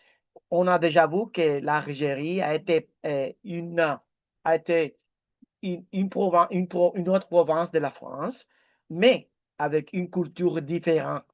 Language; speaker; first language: French; non-native, learner; Spanish